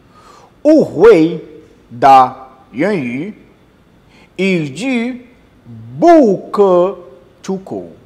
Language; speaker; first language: Chinese; non-native, learner; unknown